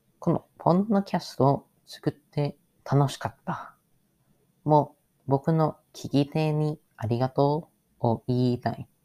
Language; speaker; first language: Japanese; non-native, learner; English